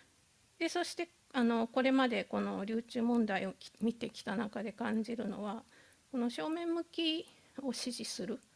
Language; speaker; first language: Japanese; native; Japanese